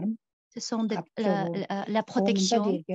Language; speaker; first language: French; non-native, fluent; Tuvinian